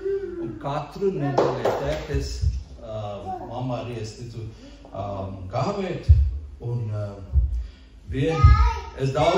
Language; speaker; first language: Latvian; non-native, learner; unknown